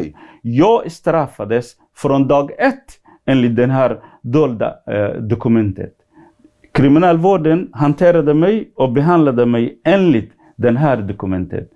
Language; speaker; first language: Swedish; non-native, fluent; Somali